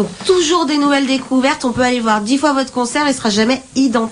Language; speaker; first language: French; native; French